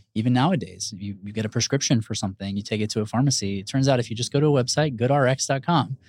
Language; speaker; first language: English; early bilingual, other home language; Spanish